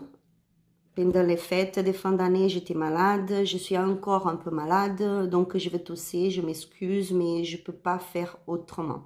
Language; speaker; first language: French; non-native, learner; Spanish